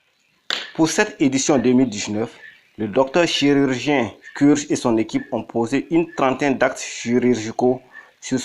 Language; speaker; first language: French; native; French